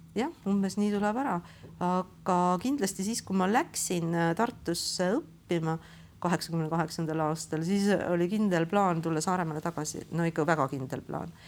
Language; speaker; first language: Estonian; native; Estonian